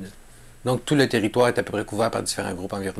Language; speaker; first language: French; native; French